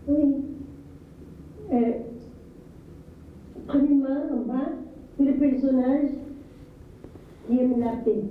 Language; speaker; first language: French; non-native, fluent; Spanish